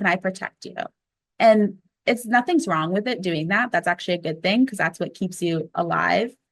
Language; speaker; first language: English; native; English